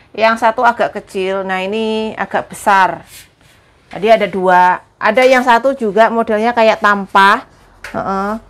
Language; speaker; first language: Indonesian; non-native, local second language; Javanese